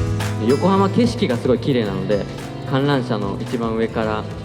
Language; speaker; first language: Japanese; non-native, learner; Korean